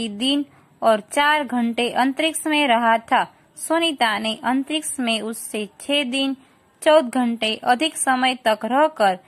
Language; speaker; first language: Hindi; non-native, local second language; Gujarati